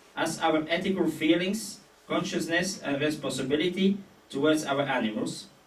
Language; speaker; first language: English; non-native, fluent; Dutch